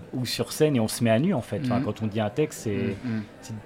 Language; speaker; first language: French; native; French